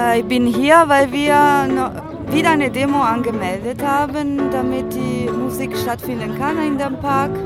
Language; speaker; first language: German; non-native, fluent; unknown